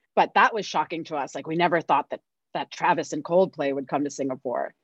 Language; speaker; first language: English; native; English